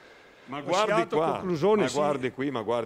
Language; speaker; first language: Italian; native; Italian